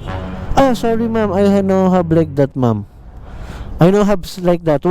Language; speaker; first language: English; non-native, learner; Filipino